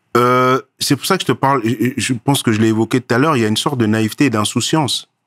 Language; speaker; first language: French; early bilingual, other home language; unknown